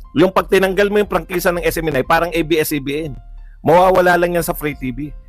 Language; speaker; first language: Filipino; native; Filipino